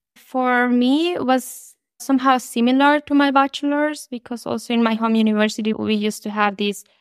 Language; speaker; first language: English; non-native, fluent; Spanish